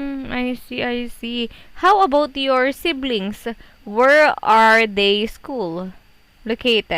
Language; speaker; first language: English; non-native, fluent; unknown